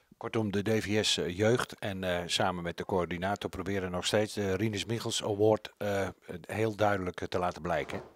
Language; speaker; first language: Dutch; native; Dutch